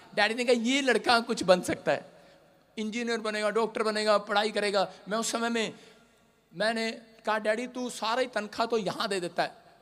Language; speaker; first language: Hindi; non-native, local second language; Punjabi